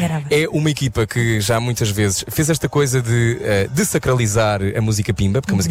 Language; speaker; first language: Portuguese; native; Portuguese